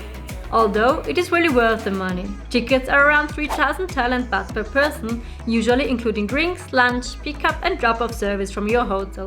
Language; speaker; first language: English; non-native, fluent; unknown